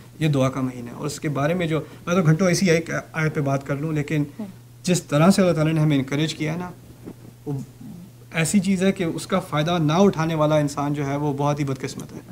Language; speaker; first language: Urdu; native; Urdu